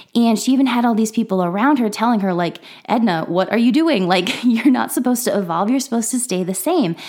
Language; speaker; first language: English; native; English